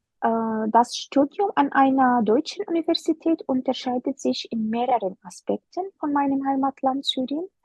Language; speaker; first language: German; non-native, fluent; Arabic